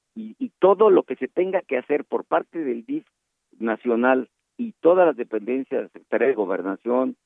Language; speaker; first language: Spanish; native; Spanish